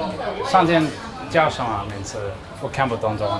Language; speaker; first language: Chinese; non-native, learner; English